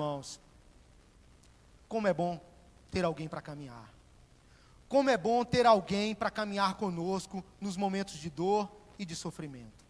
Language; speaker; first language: Portuguese; native; Portuguese